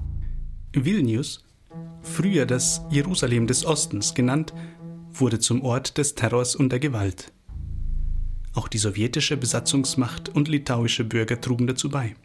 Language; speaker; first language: German; native; German